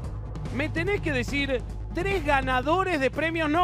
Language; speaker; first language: Spanish; native; Spanish